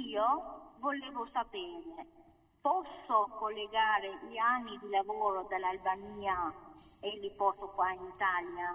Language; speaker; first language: Italian; non-native, fluent; Albanian